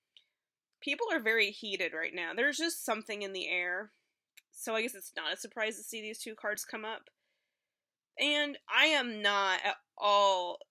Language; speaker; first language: English; native; English